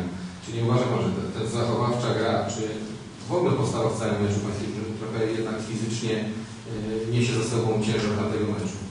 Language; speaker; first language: Polish; native; Polish